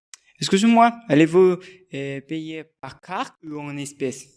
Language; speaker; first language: French; non-native, learner; Spanish